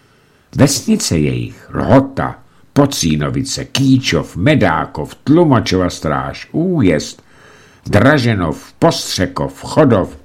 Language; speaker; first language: Czech; native; Czech